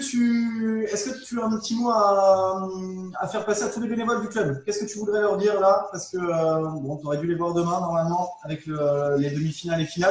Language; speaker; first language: French; native; French